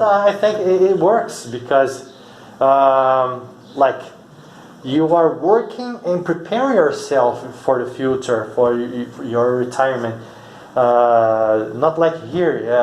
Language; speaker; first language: English; non-native, fluent; Portuguese